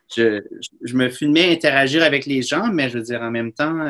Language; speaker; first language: French; native; French